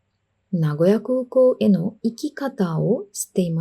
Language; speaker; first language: Japanese; non-native, fluent; Sinhala